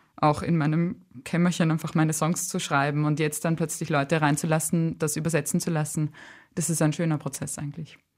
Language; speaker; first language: German; native; German